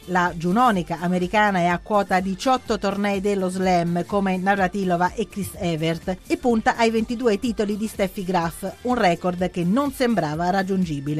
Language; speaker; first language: Italian; native; Italian